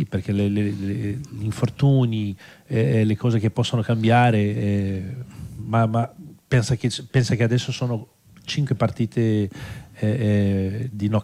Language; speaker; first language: Italian; non-native, fluent; Portuguese